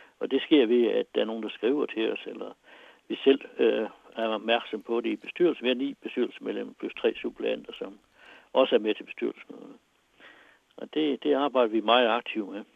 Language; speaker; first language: Danish; native; Danish